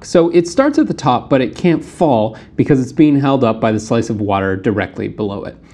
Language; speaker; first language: English; native; English